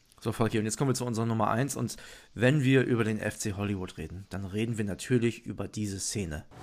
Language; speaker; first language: German; native; German